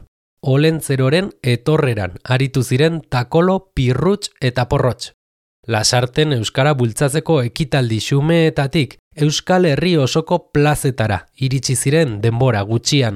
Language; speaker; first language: Basque; native; Basque